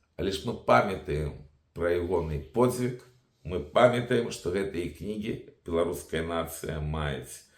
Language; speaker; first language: Belarusian; native; Belarusian